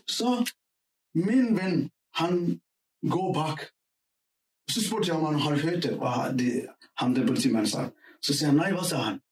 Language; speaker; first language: Danish; non-native, fluent; Somali